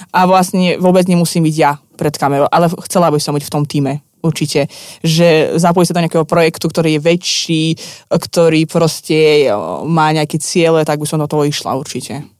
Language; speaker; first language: Slovak; non-native, fluent; Russian